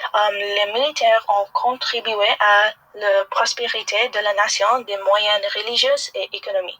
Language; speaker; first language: French; non-native, learner; English